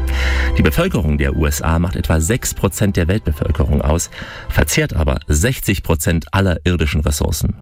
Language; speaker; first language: German; native; German